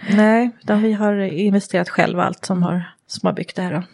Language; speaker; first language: Swedish; native; Swedish